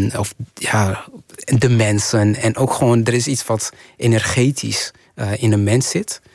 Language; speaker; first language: Dutch; early bilingual, other home language; Kinyarwanda